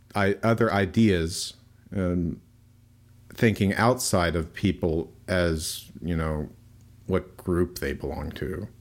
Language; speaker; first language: English; native; English